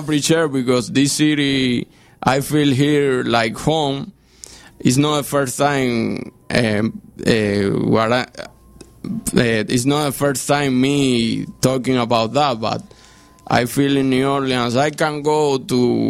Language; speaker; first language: English; non-native, fluent; Spanish